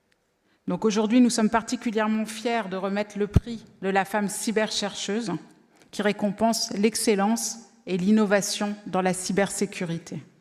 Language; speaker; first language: French; native; French